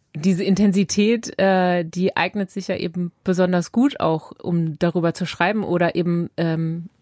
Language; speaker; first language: German; native; German